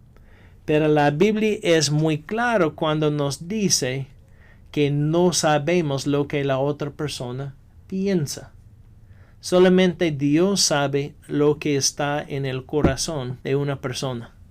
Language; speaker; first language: Spanish; non-native, fluent; English